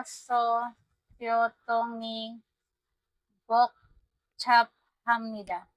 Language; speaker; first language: Korean; non-native, learner; Filipino